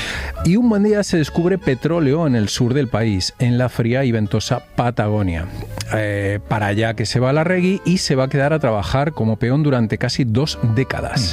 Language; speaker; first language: Spanish; native; Spanish